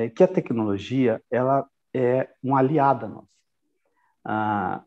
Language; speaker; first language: Portuguese; native; Portuguese